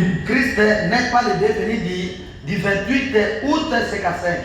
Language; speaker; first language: French; non-native, local second language; Lingala